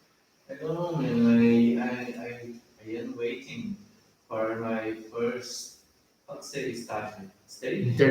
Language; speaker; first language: English; non-native, learner; Portuguese